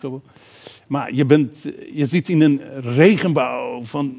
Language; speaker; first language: Dutch; non-native, fluent; Persian